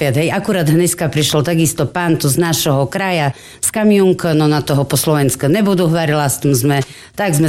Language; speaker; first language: Slovak; native; Slovak